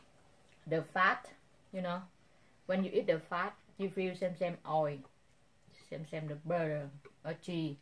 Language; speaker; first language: English; non-native, learner; Vietnamese